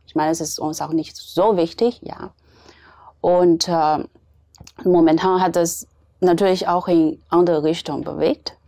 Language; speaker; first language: German; non-native, fluent; Chinese